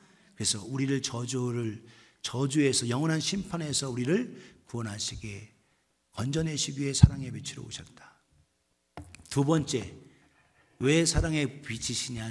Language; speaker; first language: Korean; native; Korean